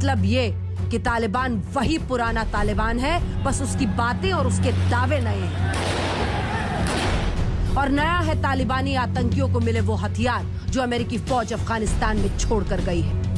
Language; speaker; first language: Hindi; native; Hindi